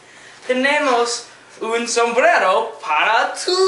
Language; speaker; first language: Spanish; non-native, learner; English